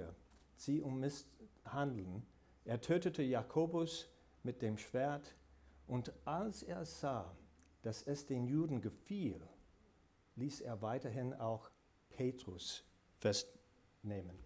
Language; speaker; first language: German; non-native, fluent; English